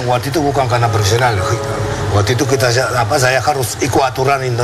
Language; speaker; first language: Indonesian; non-native, fluent; Spanish